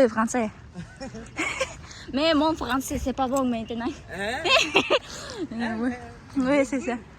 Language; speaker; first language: French; non-native, learner; Kazakh